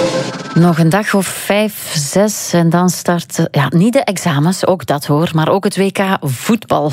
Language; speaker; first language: Dutch; native; Dutch